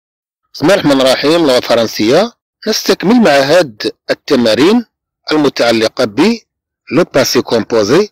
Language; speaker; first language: Arabic; native; Arabic